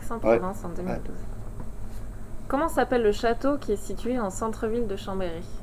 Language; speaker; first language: French; native; French